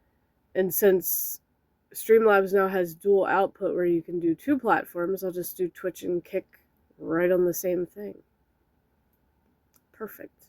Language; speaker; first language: English; native; English